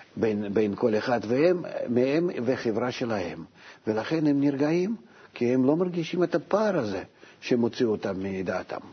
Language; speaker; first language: Hebrew; non-native, fluent; Russian